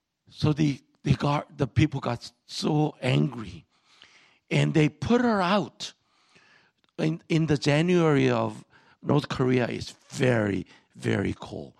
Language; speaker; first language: English; non-native, fluent; Korean